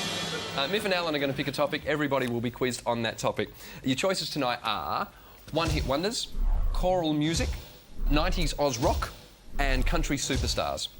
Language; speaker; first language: English; native; English